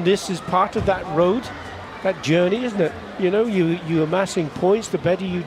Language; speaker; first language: English; native; English